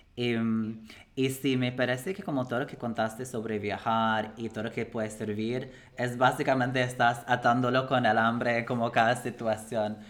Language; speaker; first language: Spanish; non-native, fluent; English